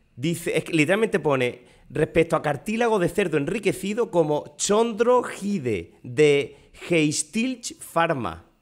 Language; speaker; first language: Spanish; native; Spanish